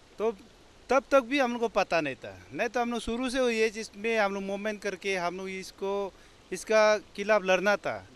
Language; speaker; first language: Hindi; non-native, local second language; Adi